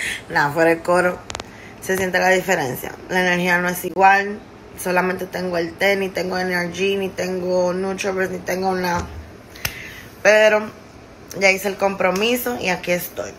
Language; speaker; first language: Spanish; native; Spanish